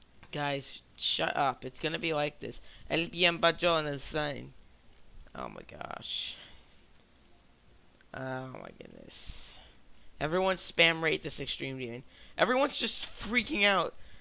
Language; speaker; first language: English; native; English